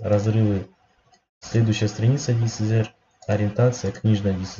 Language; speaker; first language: Russian; non-native, local second language; Kazakh